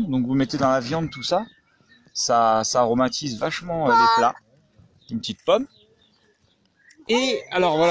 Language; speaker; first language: French; native; French